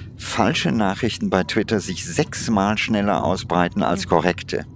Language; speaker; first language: German; non-native, fluent; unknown